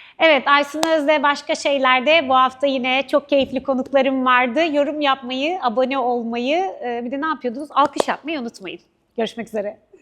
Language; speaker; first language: Turkish; native; Turkish